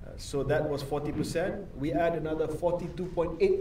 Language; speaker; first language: English; non-native, local second language; Malay